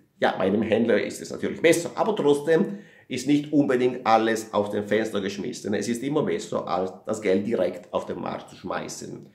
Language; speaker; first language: German; non-native, fluent; Italian